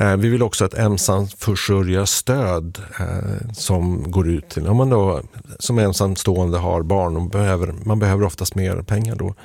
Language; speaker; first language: Swedish; native; Swedish